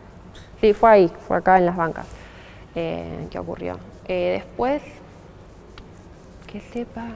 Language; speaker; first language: Spanish; native; Spanish